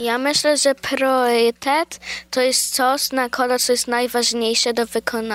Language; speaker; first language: Polish; early bilingual, heritage; Polish